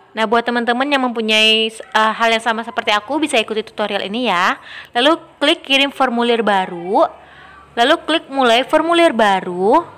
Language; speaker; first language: Indonesian; non-native, local second language; Minangkabau